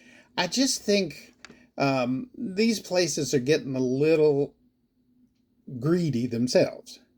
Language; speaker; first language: English; native; English